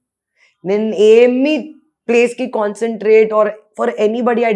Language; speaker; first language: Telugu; non-native, learner; Hindi